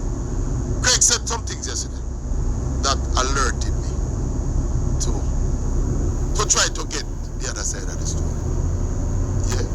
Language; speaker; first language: English; non-native, local second language; Jamaican Creole English